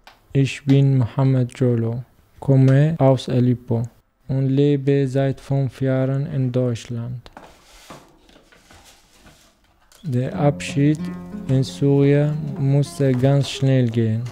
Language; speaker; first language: German; non-native, learner; Arabic